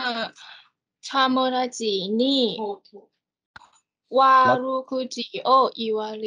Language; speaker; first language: Japanese; non-native, learner; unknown